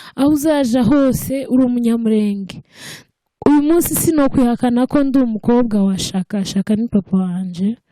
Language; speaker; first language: Kinyarwanda; early bilingual, heritage; Kinyarwanda